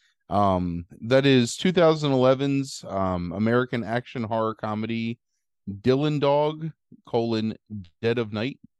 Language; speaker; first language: English; native; English